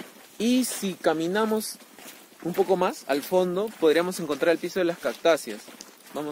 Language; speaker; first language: Spanish; native; Spanish